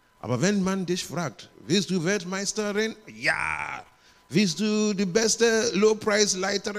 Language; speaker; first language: German; non-native, learner; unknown